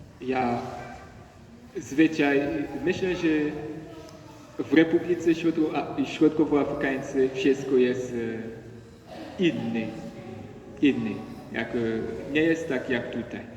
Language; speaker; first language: Polish; non-native, learner; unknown